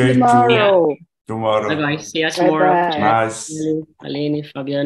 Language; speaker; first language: English; non-native, learner; Portuguese